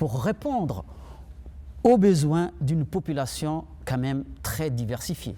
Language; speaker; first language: French; non-native, local second language; Somali